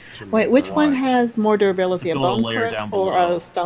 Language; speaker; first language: English; native; English